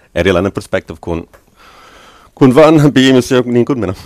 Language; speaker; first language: Finnish; non-native, learner; English